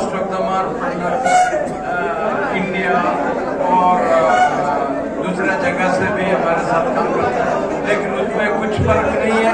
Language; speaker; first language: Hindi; non-native, local second language; Malayalam